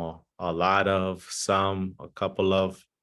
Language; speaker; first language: English; early bilingual, other home language; Spanish